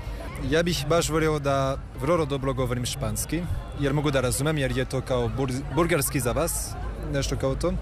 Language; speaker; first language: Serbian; non-native, fluent; French